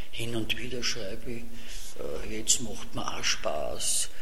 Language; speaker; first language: German; non-native, local second language; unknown